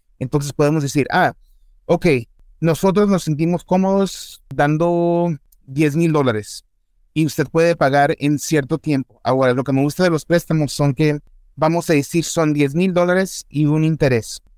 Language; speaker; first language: Spanish; early bilingual, heritage; Spanish